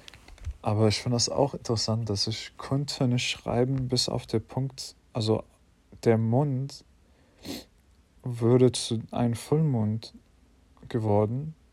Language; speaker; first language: German; non-native, fluent; English